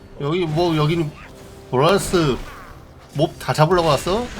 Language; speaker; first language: Korean; native; Korean